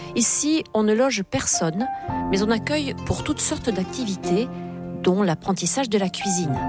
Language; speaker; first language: French; native; French